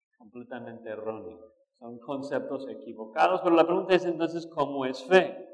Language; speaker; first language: Spanish; non-native, fluent; English